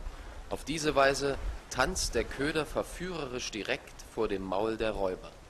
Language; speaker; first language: German; native; German